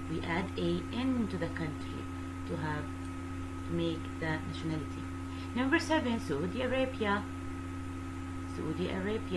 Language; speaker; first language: English; non-native, fluent; Arabic